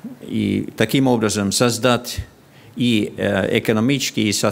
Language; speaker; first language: Russian; non-native, fluent; Finnish